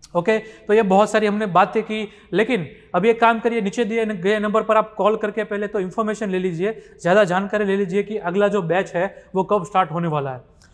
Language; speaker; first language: Hindi; non-native, local second language; Gujarati